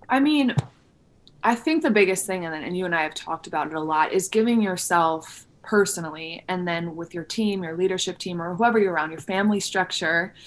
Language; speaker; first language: English; native; English